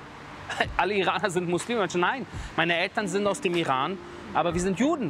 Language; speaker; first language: German; early bilingual, other home language; Persian